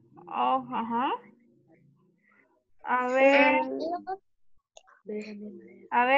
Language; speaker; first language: Spanish; native; Spanish